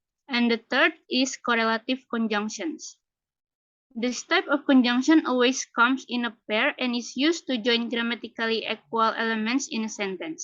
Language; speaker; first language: English; non-native, learner; Indonesian